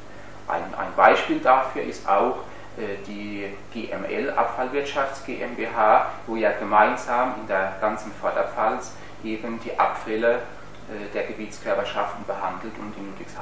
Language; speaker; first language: German; native; German